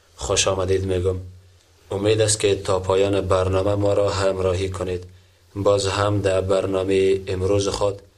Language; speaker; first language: Persian; native; Persian